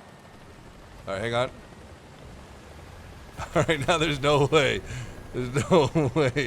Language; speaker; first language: English; native; English